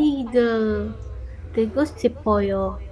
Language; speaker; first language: Korean; non-native, learner; Indonesian